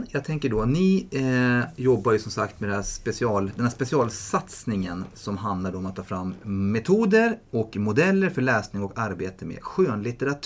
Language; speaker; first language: Swedish; native; Swedish